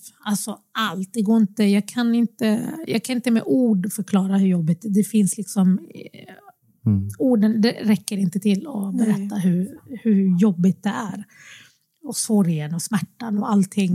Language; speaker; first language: Swedish; early bilingual, other home language; Arabic